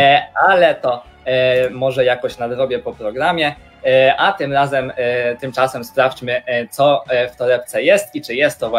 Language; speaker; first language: Polish; native; Polish